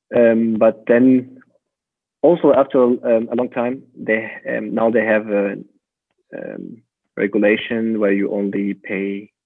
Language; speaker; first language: English; non-native, fluent; German